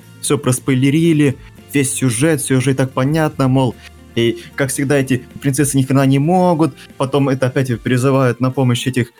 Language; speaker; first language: Russian; native; Russian